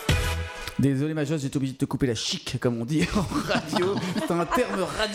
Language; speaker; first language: French; native; French